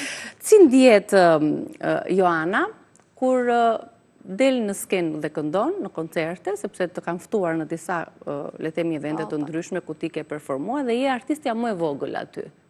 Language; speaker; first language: Albanian; native; Albanian